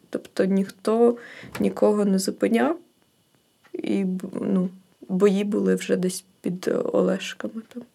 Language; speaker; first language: Ukrainian; native; Ukrainian